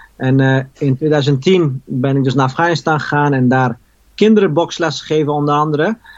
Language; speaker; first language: Dutch; early bilingual, other home language; Persian